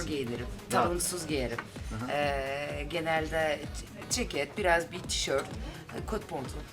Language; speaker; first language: Turkish; early bilingual, heritage; Turkish